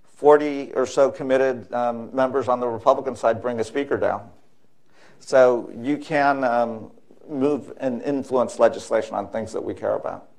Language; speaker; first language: English; native; English